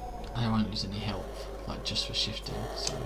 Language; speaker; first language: English; native; English